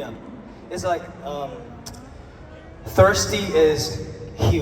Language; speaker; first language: English; non-native, fluent; Chinese